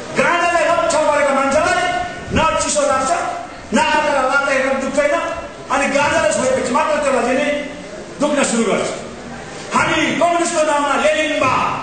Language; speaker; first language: Nepali; non-native, local second language; Sherpa